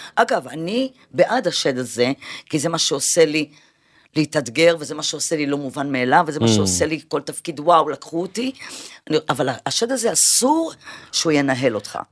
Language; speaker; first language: Hebrew; early bilingual, other home language; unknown